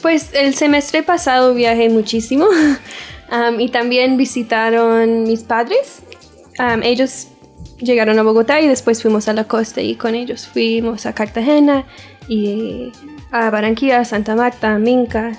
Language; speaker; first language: Spanish; non-native, fluent; English